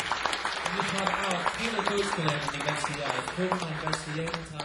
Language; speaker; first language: German; non-native, learner; English